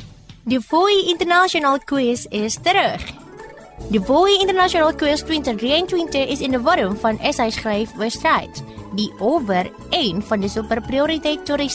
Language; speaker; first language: Dutch; non-native, fluent; Indonesian